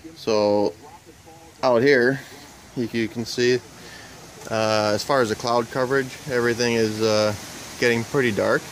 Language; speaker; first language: English; native; English